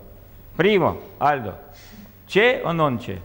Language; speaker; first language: Italian; non-native, learner; Russian